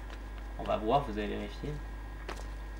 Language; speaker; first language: French; native; French